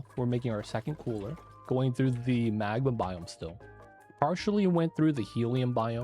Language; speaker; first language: English; native; English